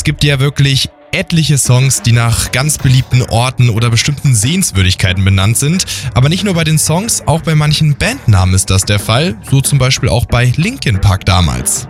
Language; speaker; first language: German; native; German